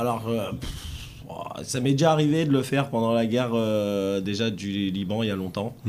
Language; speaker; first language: French; native; French